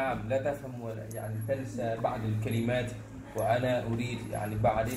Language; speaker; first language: Arabic; non-native, fluent; Malay